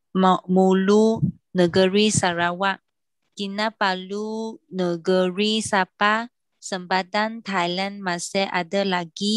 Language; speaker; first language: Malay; non-native, learner; Vietnamese